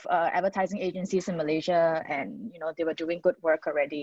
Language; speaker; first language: English; non-native, local second language; Cantonese